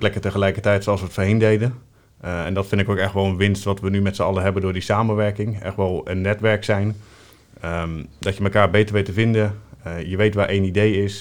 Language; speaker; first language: Dutch; native; Dutch